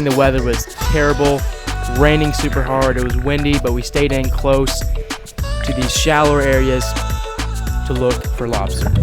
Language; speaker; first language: English; native; English